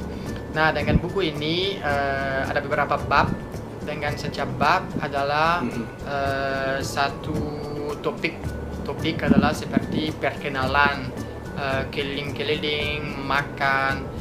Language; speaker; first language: Indonesian; non-native, fluent; French